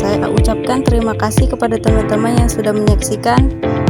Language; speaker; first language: Indonesian; native; Indonesian